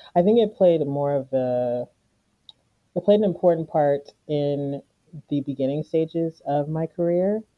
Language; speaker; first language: English; native; English